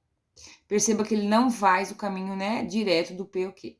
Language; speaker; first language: Portuguese; native; Portuguese